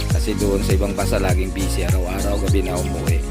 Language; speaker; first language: Filipino; non-native, local second language; Hiligaynon